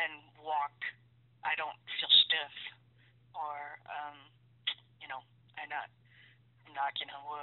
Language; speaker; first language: English; native; English